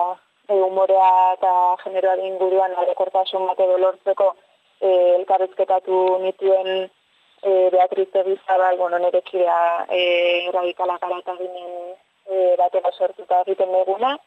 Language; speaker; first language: Basque; native; Basque